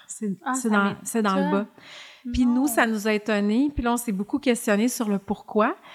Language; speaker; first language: French; native; French